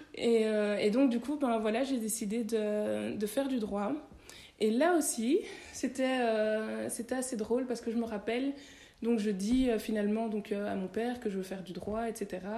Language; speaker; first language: French; native; French